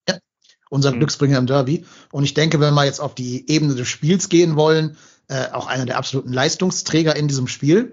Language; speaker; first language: German; native; German